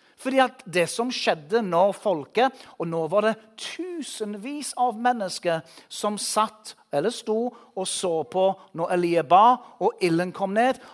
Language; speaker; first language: Norwegian; non-native, fluent; English